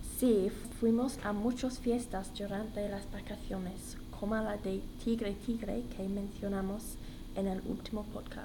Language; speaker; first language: Spanish; non-native, learner; English